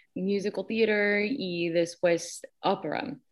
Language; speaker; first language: Spanish; early bilingual, heritage; Spanish